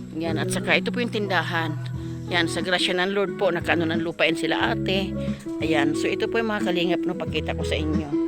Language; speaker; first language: Filipino; non-native, local second language; Masbatenyo